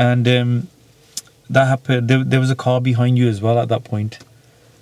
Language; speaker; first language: English; native; English